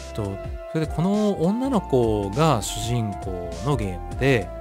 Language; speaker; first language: Japanese; native; Japanese